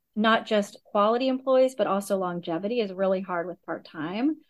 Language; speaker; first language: English; native; English